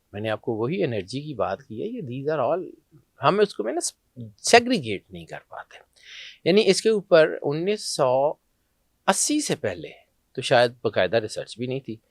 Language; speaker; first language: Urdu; non-native, local second language; Punjabi